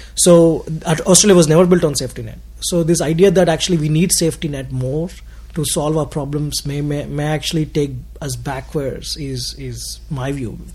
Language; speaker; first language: English; non-native, local second language; Telugu